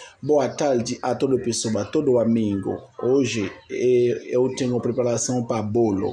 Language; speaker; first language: Portuguese; non-native, learner; Haitian Creole